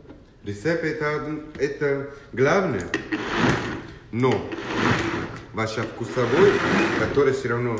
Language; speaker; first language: Russian; non-native, learner; Italian